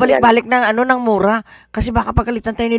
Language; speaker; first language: Filipino; native; Filipino